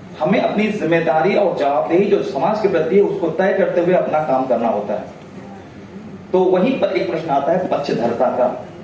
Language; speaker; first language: Hindi; non-native, local second language; Odia